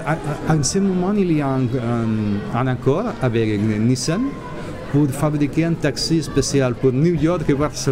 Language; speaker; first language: French; non-native, learner; Catalan